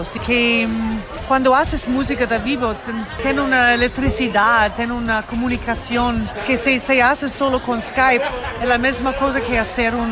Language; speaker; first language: Spanish; non-native, learner; English